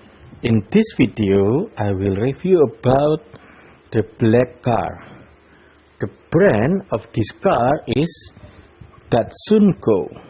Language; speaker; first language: English; non-native, learner; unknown